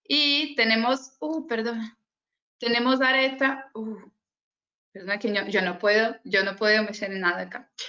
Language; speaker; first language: Spanish; non-native, fluent; Portuguese